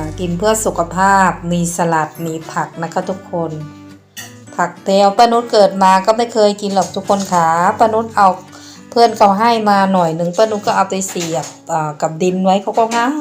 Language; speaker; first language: Thai; non-native, local second language; Northeastern Thai